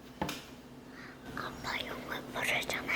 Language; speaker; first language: Korean; early bilingual, heritage; Korean